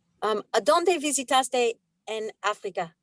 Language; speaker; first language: Spanish; non-native, learner; English